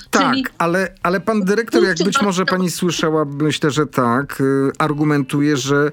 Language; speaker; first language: Polish; native; Polish